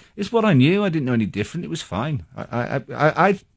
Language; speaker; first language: English; native; English